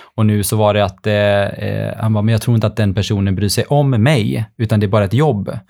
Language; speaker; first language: Swedish; early bilingual, other home language; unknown